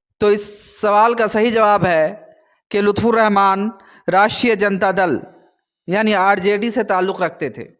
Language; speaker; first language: Urdu; native; Urdu